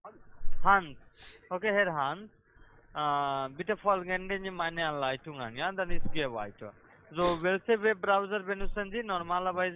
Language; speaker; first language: German; non-native, learner; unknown